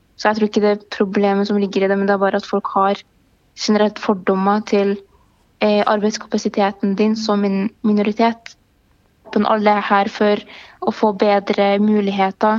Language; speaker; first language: Norwegian; early bilingual, other home language; Arabic